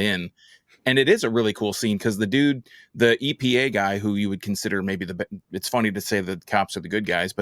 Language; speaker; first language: English; native; English